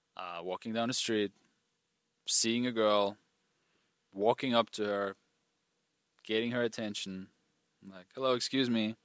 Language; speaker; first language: English; non-native, fluent; German